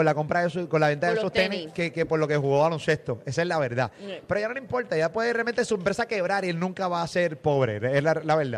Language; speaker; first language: Spanish; native; Spanish